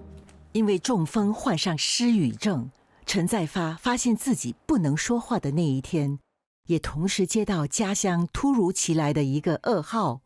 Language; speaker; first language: Chinese; native; Chinese